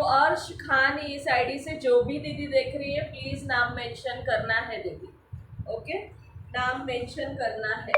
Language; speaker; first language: Hindi; non-native, local second language; Marathi